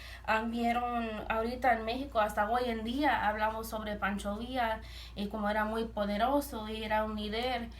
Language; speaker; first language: Spanish; early bilingual, heritage; Spanish